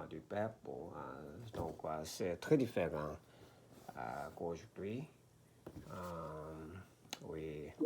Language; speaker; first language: French; non-native, learner; Korean